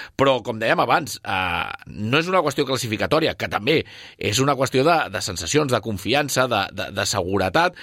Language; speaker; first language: Catalan; native; Catalan